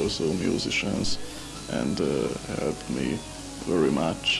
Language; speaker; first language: English; non-native, learner; Hungarian